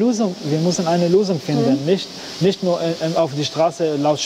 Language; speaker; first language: German; non-native, learner; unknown